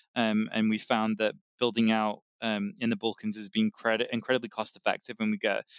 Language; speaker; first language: English; native; English